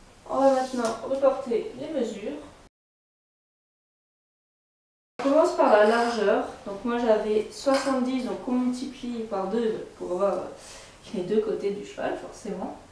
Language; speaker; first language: French; native; French